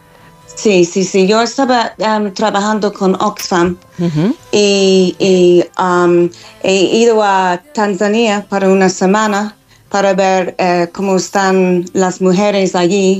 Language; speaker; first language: Spanish; non-native, fluent; English